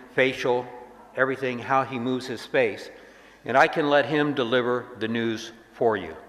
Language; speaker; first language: English; native; English